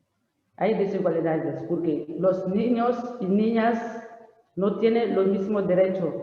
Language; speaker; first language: Spanish; non-native, learner; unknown